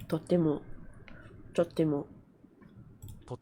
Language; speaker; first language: Japanese; non-native, learner; English